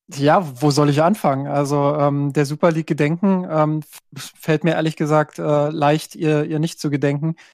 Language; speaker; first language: German; native; German